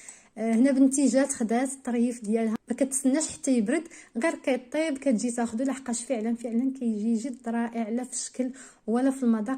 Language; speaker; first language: Arabic; native; Arabic